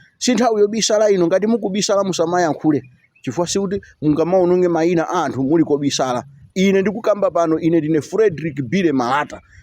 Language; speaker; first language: Nyanja; native; Nyanja